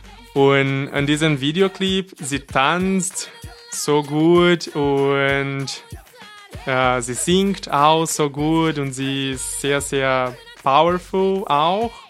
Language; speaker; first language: German; non-native, learner; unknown